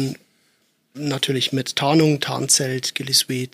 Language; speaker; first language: German; native; German